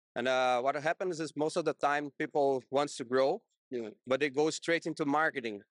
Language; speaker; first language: English; non-native, fluent; Portuguese